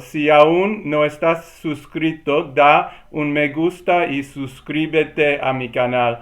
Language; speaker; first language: Spanish; non-native, learner; English